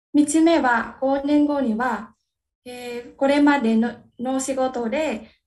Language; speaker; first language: Japanese; non-native, fluent; Vietnamese